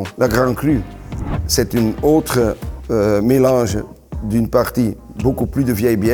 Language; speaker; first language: French; non-native, local second language; Dutch